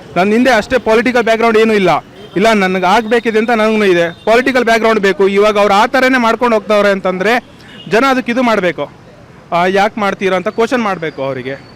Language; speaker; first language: Kannada; native; Kannada